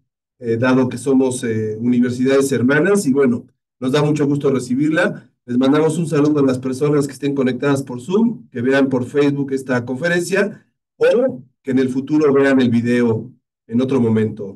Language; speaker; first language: Spanish; native; Spanish